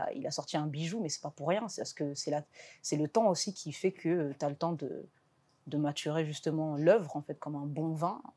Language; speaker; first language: French; native; French